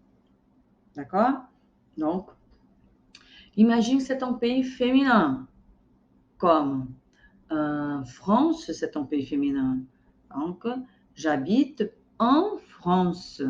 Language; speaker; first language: French; non-native, fluent; Portuguese